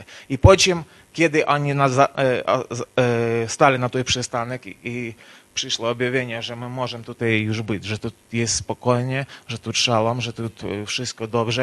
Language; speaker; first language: Polish; non-native, learner; Ukrainian